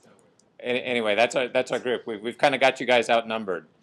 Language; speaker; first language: English; native; English